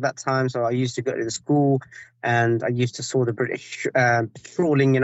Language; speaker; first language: English; non-native, fluent; Persian